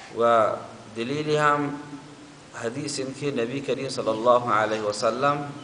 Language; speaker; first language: Persian; native; Persian